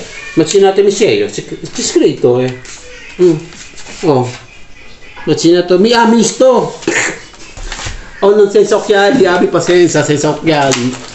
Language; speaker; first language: Italian; non-native, learner; Filipino